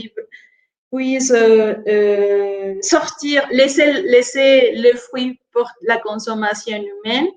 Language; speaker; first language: French; non-native, fluent; Spanish